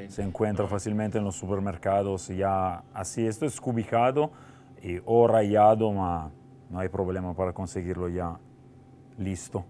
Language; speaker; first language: Spanish; non-native, fluent; Italian